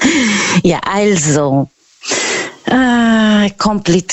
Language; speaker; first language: German; non-native, learner; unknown